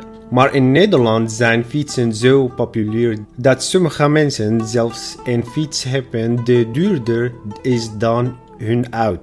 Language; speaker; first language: Dutch; non-native, fluent; Arabic